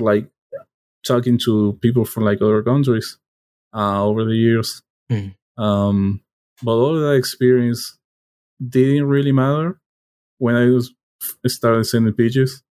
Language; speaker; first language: English; non-native, fluent; Spanish